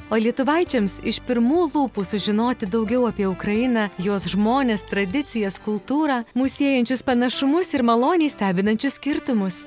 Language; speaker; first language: Lithuanian; native; Lithuanian